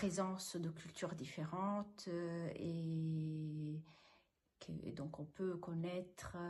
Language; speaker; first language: French; non-native, fluent; Italian